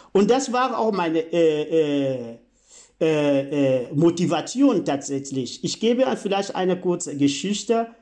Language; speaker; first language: German; non-native, fluent; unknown